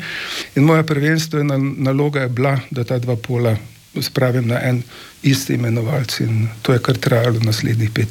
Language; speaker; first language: Slovenian; native; Slovenian